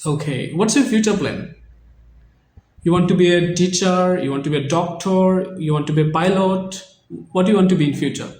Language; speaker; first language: English; non-native, fluent; Bangla